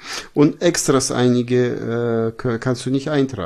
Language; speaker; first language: German; early bilingual, other home language; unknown